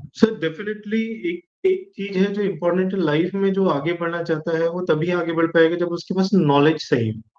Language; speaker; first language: Hindi; native; Hindi